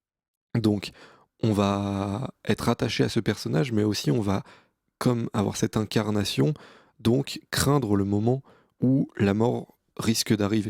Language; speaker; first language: French; native; French